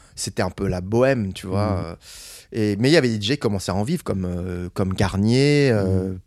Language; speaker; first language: French; non-native, fluent; English